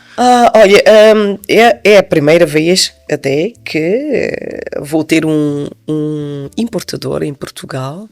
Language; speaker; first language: Portuguese; non-native, local second language; Upper Guinea Crioulo